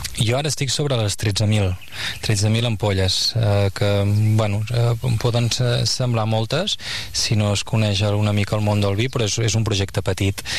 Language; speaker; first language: Catalan; native; Catalan